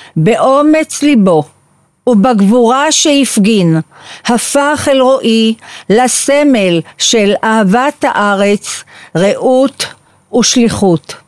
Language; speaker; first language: Hebrew; native; Hebrew